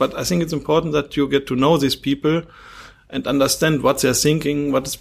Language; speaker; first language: English; non-native, fluent; German